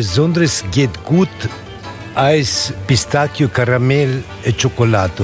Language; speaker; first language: German; non-native, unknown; Italian